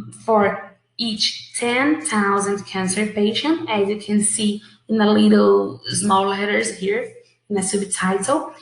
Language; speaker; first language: English; non-native, fluent; Portuguese